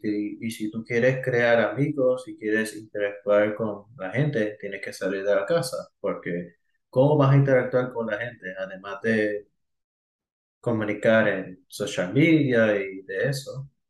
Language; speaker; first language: Spanish; early bilingual, heritage; Spanish